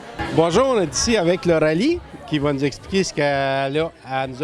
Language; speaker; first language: French; native; French